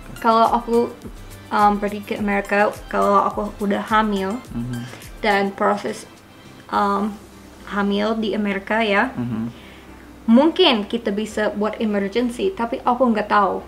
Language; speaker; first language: Indonesian; non-native, learner; English